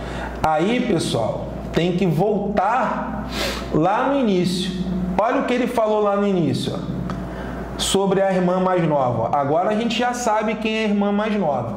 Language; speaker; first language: Portuguese; native; Portuguese